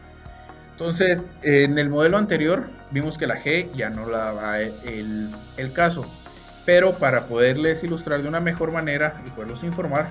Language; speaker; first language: Spanish; native; Spanish